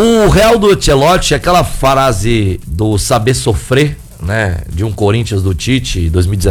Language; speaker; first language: Portuguese; native; Portuguese